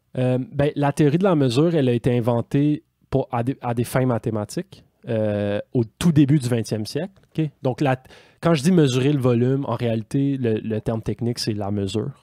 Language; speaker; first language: French; native; French